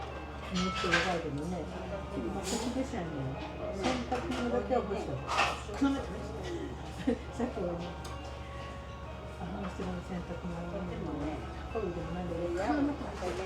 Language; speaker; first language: Japanese; native; Japanese